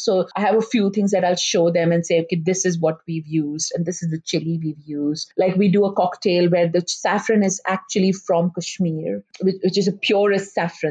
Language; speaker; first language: English; non-native, local second language; Hindi